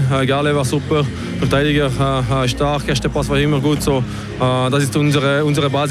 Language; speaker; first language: German; non-native, local second language; French